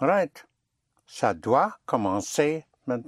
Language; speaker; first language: French; non-native, fluent; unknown